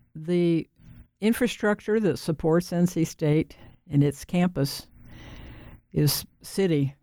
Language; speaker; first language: English; native; English